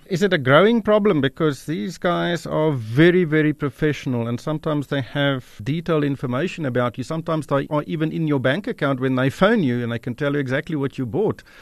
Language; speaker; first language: English; non-native, local second language; Afrikaans